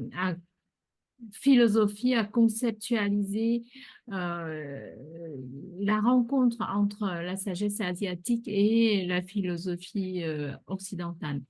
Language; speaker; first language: French; non-native, fluent; Vietnamese